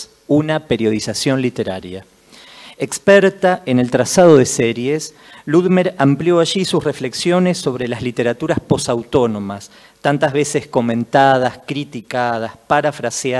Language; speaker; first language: Spanish; native; Spanish